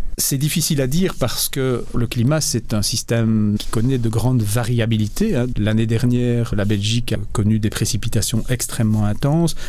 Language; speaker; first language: French; native; French